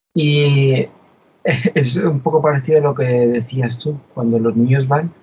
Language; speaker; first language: Spanish; native; Spanish